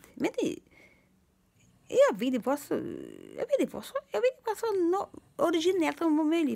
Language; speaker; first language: Swedish; non-native, learner; Portuguese